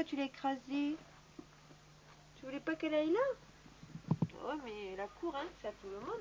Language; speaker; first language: French; native; French